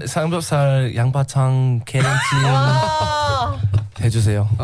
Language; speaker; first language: Korean; non-native, learner; English